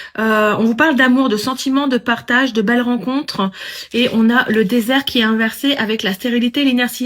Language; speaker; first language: French; native; French